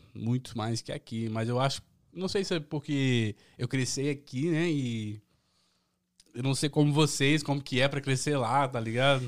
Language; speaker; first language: Portuguese; early bilingual, heritage; Portuguese